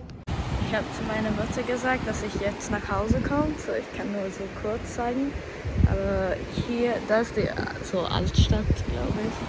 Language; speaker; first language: German; non-native, learner; Swedish